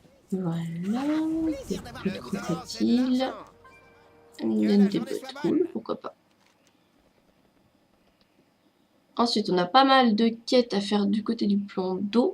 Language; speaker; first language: French; native; French